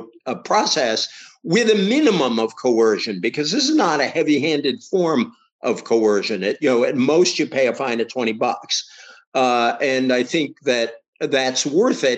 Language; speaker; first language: English; native; English